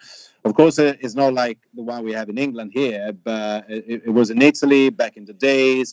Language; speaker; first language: English; non-native, fluent; Italian